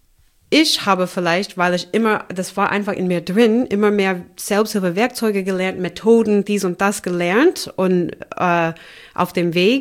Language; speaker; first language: German; non-native, fluent; English